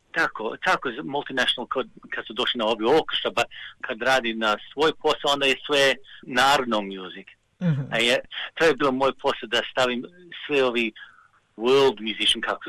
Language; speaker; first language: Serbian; early bilingual, heritage; Serbian